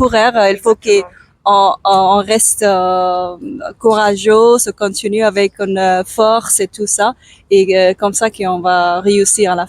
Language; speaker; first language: French; non-native, learner; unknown